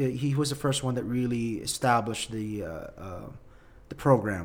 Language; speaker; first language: English; non-native, local second language; Filipino